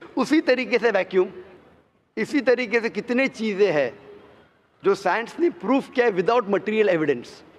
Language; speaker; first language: Hindi; non-native, local second language; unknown